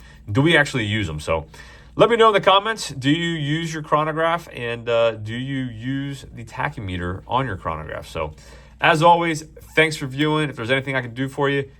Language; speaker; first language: English; native; English